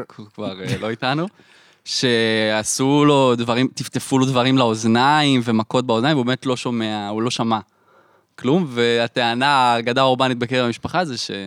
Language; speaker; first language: Hebrew; native; Hebrew